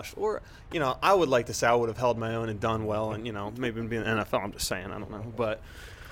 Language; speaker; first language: English; native; English